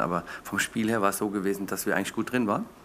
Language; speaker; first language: German; native; German